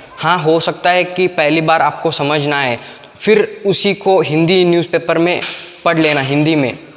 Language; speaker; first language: Hindi; non-native, local second language; Kannada